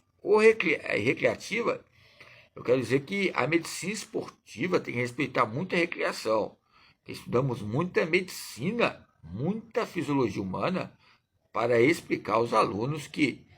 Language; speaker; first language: Portuguese; native; Portuguese